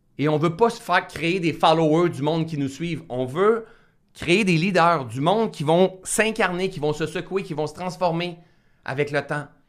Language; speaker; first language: French; native; French